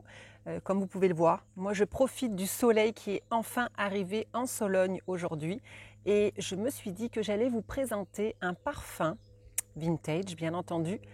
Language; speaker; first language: French; native; French